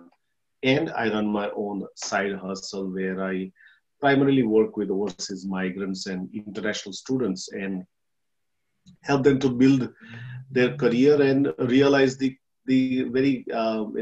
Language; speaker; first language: English; non-native, local second language; Gujarati